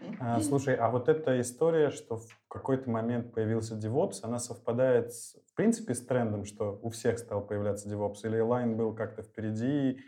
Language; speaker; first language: Russian; native; Russian